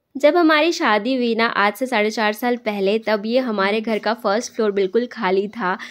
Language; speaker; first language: Hindi; native; Hindi